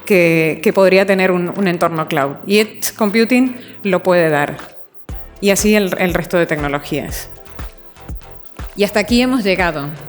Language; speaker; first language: Spanish; native; Spanish